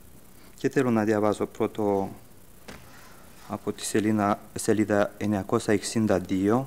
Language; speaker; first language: Greek; early bilingual, heritage; Greek